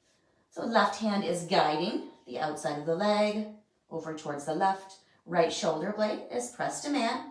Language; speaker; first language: English; native; English